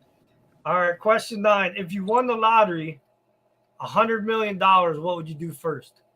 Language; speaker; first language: English; native; English